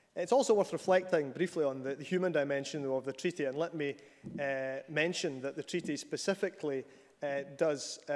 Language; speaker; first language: English; native; English